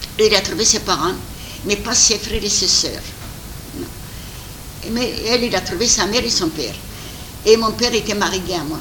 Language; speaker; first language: French; non-native, fluent; Armenian